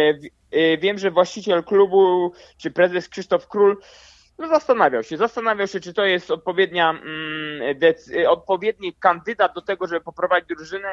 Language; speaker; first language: Polish; native; Polish